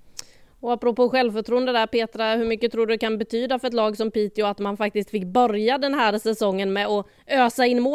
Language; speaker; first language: Swedish; native; Swedish